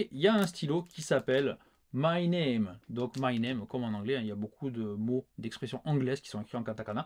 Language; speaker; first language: French; native; French